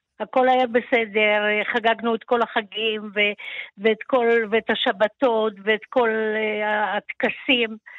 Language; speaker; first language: Hebrew; early bilingual, other home language; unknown